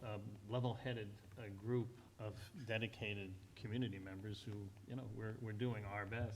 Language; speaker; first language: English; native; English